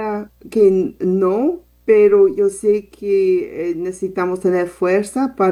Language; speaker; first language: Spanish; non-native, fluent; English